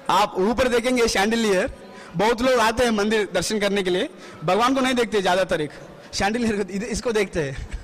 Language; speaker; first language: Hindi; non-native, fluent; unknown